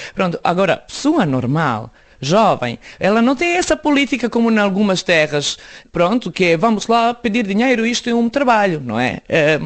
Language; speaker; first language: Portuguese; non-native, fluent; Serbian